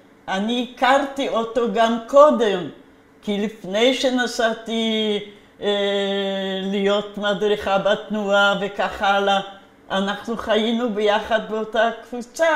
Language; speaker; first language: Hebrew; non-native, fluent; Polish